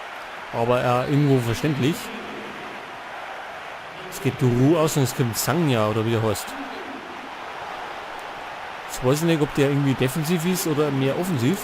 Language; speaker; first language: German; native; German